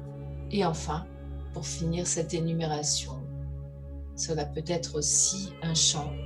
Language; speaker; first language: French; native; French